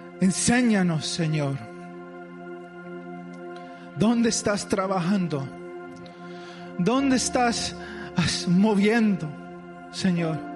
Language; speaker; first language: Spanish; early bilingual, heritage; English